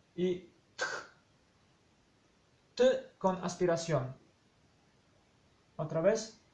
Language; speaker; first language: Spanish; non-native, fluent; Polish